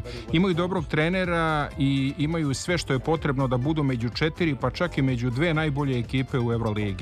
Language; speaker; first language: Serbian; native; Serbian